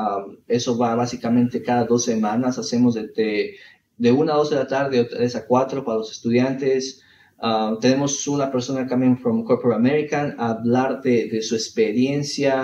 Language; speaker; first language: Spanish; early bilingual, heritage; Spanish